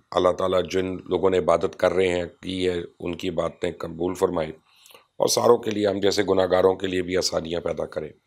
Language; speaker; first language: Urdu; non-native, local second language; Punjabi